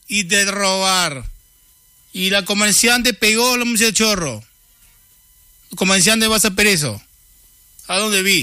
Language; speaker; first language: Spanish; non-native, learner; Chinese